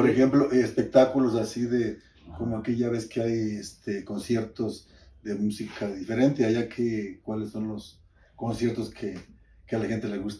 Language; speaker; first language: Spanish; native; Spanish